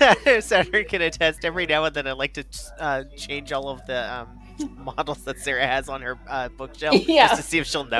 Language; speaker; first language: English; native; English